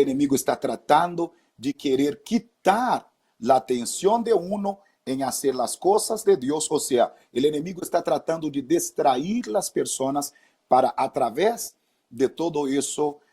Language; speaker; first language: Spanish; non-native, fluent; Portuguese